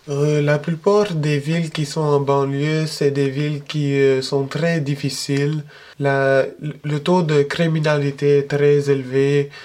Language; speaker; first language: French; early bilingual, other home language; Spanish